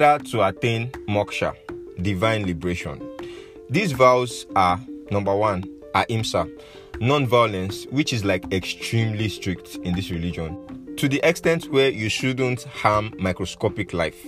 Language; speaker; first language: English; non-native, local second language; Yoruba